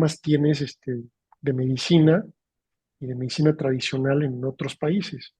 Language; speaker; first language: Spanish; native; Spanish